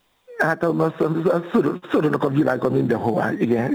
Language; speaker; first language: Hungarian; non-native, fluent; Yoruba